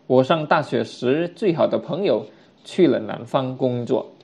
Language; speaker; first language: Chinese; non-native, fluent; Indonesian